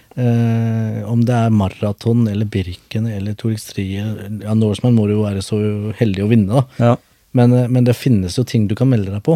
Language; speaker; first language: Norwegian; early bilingual, other home language; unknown